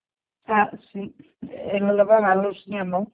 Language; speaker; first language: Portuguese; early bilingual, heritage; Portuguese